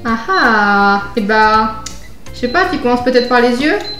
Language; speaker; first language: French; native; French